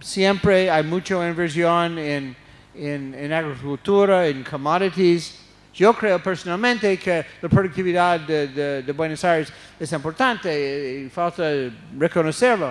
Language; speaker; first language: Spanish; non-native, fluent; English